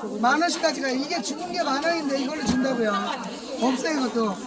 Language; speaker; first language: Korean; native; Korean